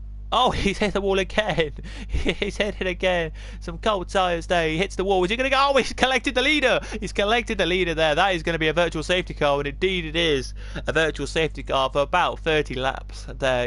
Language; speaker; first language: English; native; English